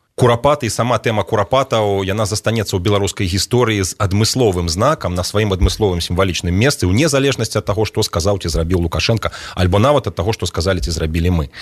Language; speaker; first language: Belarusian; native; Belarusian